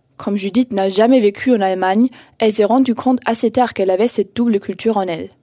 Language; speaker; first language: French; native; French